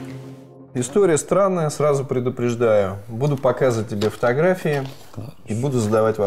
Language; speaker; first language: Russian; native; Russian